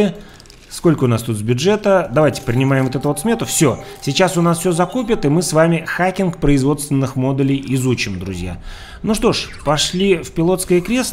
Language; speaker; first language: Russian; native; Russian